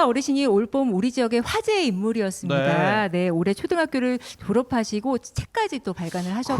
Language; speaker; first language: Korean; native; Korean